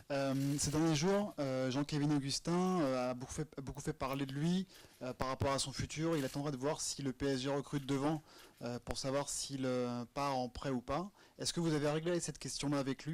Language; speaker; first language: French; native; French